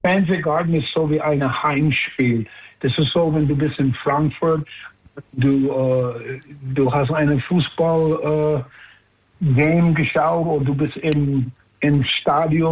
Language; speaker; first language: German; non-native, fluent; English